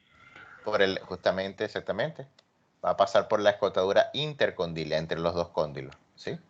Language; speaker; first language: Spanish; native; Spanish